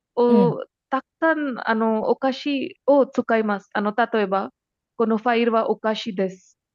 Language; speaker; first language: Japanese; non-native, learner; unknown